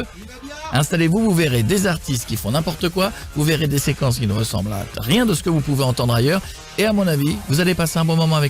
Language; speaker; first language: French; native; French